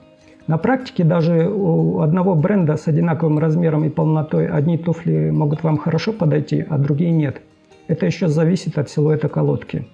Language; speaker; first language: Russian; native; Russian